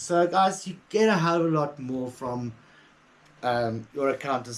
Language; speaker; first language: English; native; English